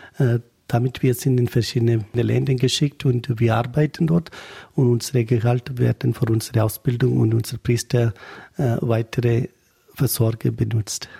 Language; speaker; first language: German; non-native, learner; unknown